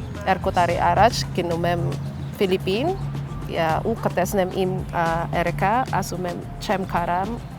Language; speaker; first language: Armenian; non-native, learner; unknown